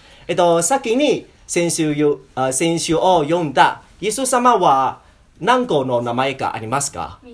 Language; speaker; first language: Japanese; non-native, learner; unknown